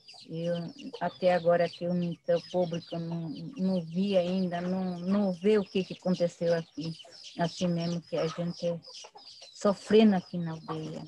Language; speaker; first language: Portuguese; non-native, local second language; Guarani